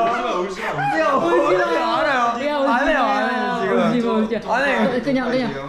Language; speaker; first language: Korean; non-native, learner; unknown